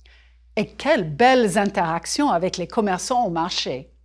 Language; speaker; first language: French; non-native, fluent; English